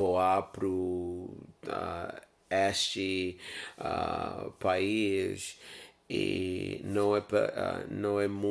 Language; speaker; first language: Portuguese; non-native, learner; English